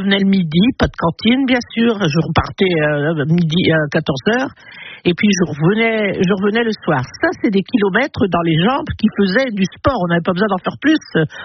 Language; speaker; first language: French; native; French